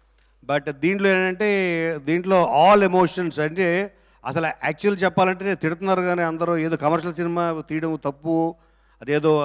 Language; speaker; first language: Telugu; native; Telugu